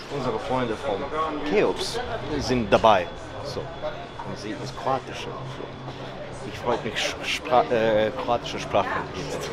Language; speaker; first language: German; non-native, learner; English